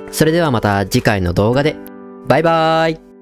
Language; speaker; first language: Japanese; native; Japanese